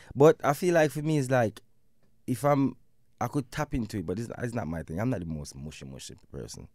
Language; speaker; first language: English; non-native, local second language; Jamaican Creole English